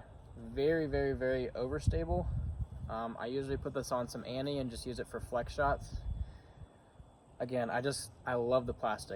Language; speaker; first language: English; native; English